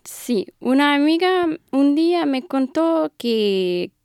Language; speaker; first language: Spanish; non-native, fluent; German